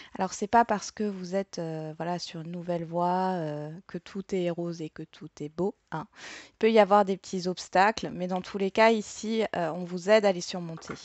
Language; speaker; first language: French; native; French